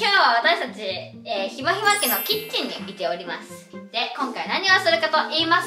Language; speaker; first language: Japanese; native; Japanese